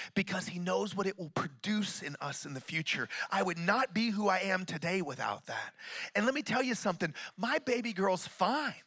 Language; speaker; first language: English; native; English